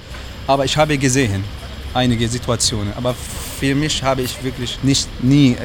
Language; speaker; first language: German; non-native, learner; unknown